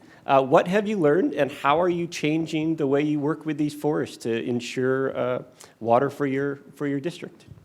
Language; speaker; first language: English; native; English